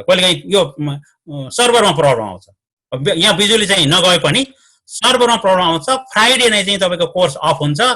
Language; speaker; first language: Nepali; native; Nepali